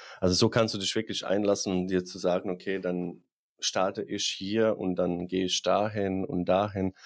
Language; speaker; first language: German; non-native, fluent; Bosnian